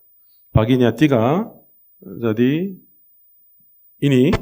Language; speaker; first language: Indonesian; non-native, fluent; Korean